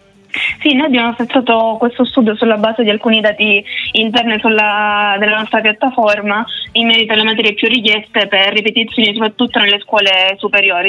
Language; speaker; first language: Italian; native; Italian